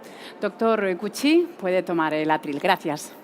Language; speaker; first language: Spanish; native; Spanish